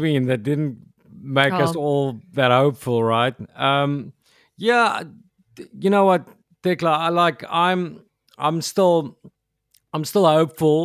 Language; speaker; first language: English; non-native, local second language; Afrikaans